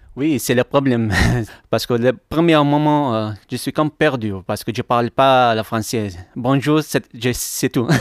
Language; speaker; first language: French; non-native, learner; Arabic